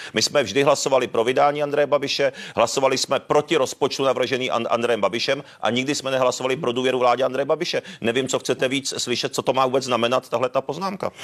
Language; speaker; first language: Czech; early bilingual, other home language; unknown